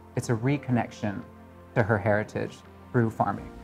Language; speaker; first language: English; native; English